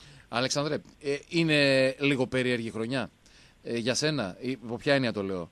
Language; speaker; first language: Greek; native; Greek